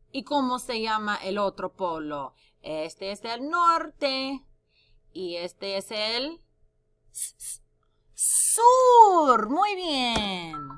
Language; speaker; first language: Spanish; non-native, fluent; English